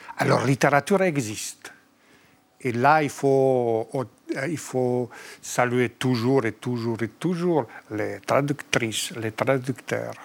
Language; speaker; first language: French; non-native, fluent; Bosnian